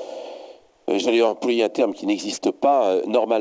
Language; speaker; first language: French; native; French